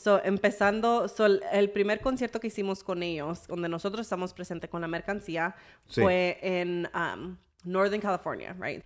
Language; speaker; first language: Spanish; early bilingual, heritage; English